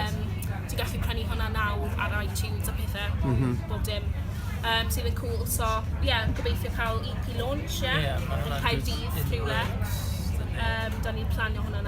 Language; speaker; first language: Welsh; non-native, local second language; English